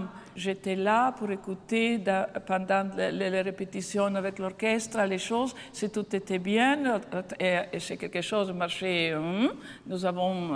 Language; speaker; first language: French; non-native, fluent; Italian